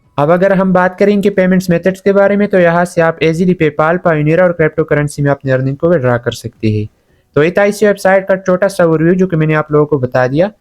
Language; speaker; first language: Urdu; non-native, local second language; Punjabi